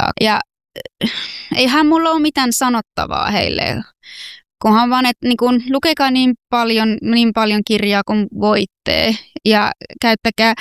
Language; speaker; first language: Finnish; non-native, fluent; Persian